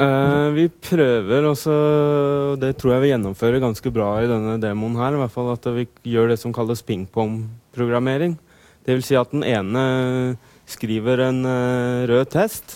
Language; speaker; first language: Norwegian; native; Norwegian